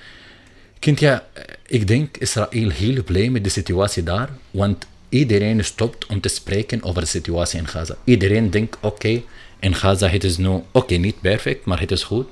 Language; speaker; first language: Dutch; non-native, learner; Arabic